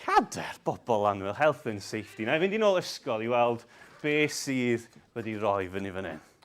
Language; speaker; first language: Welsh; non-native, local second language; English